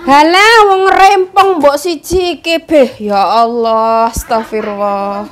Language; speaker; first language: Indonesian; non-native, local second language; Javanese